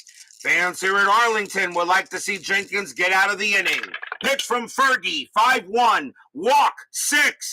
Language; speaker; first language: English; native; English